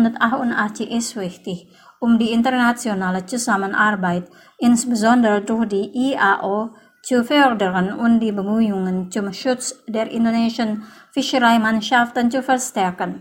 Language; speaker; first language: German; non-native, fluent; Indonesian